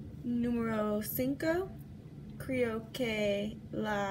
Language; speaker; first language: Spanish; non-native, learner; English